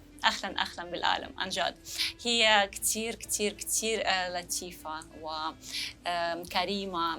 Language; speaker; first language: Arabic; non-native, learner; Russian